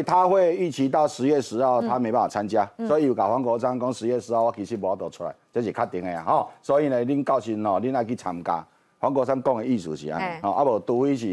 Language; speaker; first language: Chinese; native; Chinese